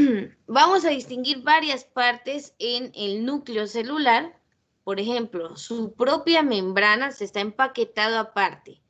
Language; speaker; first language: Spanish; native; Spanish